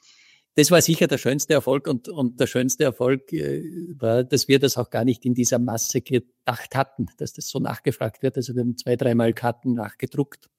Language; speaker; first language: German; native; German